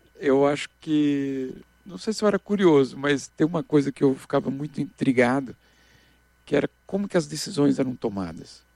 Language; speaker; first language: Portuguese; native; Portuguese